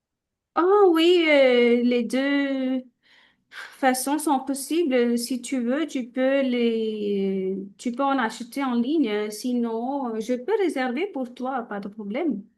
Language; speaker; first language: French; non-native, fluent; Hindi